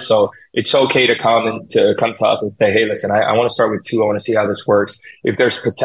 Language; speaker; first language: English; non-native, fluent; Spanish